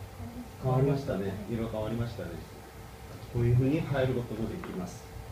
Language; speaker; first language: Japanese; non-native, fluent; Korean